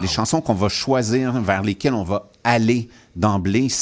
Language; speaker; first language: French; native; French